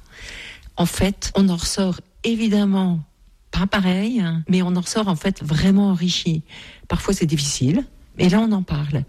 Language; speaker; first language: French; native; French